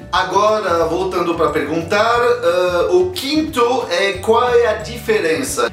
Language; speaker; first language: Portuguese; non-native, fluent; French